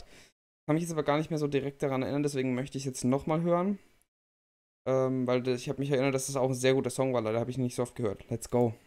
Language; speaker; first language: German; native; German